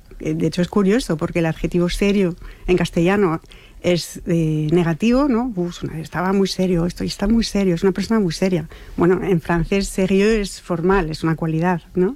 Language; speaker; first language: Spanish; non-native, fluent; French